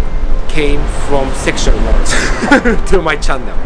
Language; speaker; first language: English; non-native, fluent; Japanese